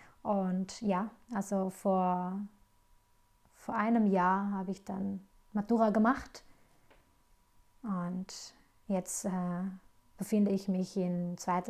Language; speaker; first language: German; non-native, fluent; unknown